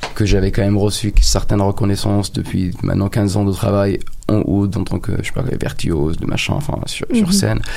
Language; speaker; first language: French; non-native, fluent; Arabic